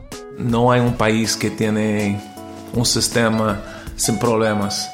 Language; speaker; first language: Spanish; non-native, learner; English